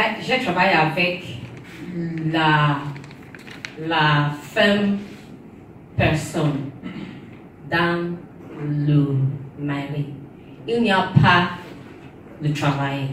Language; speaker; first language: French; non-native, learner; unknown